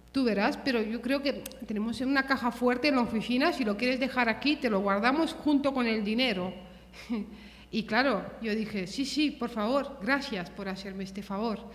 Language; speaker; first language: Spanish; early bilingual, other home language; Romanian